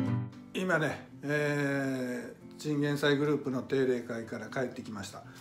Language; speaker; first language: Japanese; native; Japanese